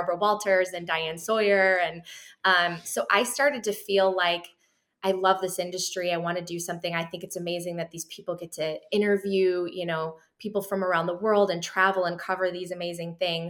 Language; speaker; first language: English; native; English